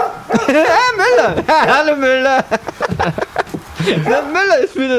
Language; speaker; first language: German; native; German